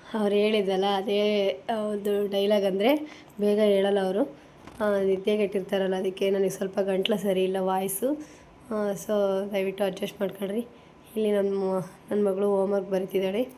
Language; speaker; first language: Kannada; native; Kannada